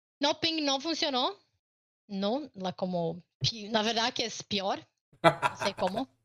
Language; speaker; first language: Spanish; non-native, learner; Portuguese